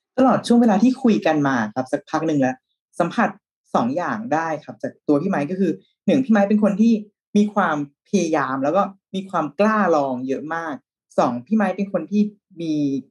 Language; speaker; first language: Thai; native; Thai